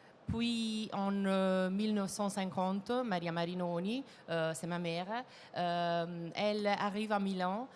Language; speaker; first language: French; non-native, fluent; Italian